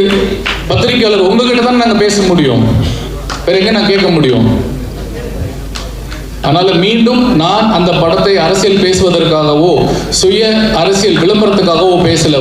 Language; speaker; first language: Tamil; native; Tamil